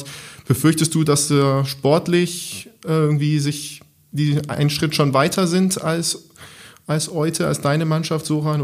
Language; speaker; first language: German; native; German